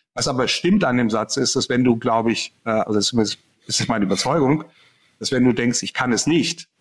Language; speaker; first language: German; native; German